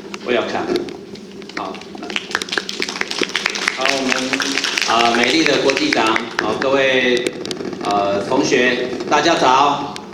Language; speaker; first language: Chinese; native; Chinese